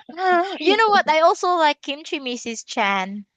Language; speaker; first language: English; non-native, local second language; Filipino